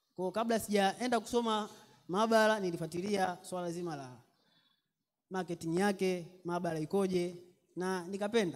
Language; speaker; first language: Swahili; native; Swahili